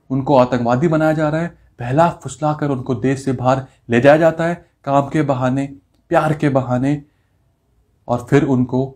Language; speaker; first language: Hindi; native; Hindi